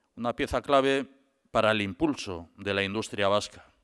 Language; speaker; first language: Spanish; native; Spanish